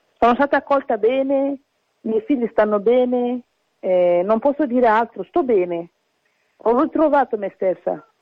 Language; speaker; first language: Italian; early bilingual, other home language; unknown